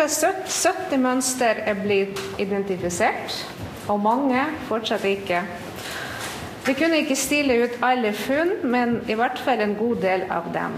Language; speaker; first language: Norwegian; non-native, fluent; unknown